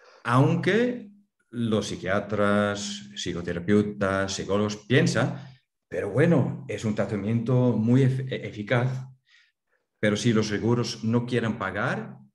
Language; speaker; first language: Spanish; non-native, fluent; Dutch